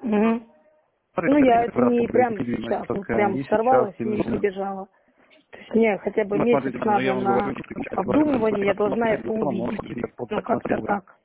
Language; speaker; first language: Russian; native; Russian